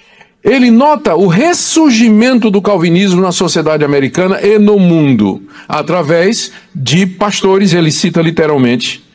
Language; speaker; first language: Portuguese; native; Portuguese